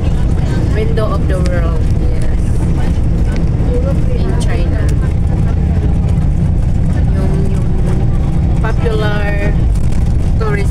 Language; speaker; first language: English; non-native, local second language; Filipino